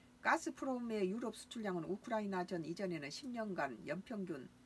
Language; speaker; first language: Korean; native; Korean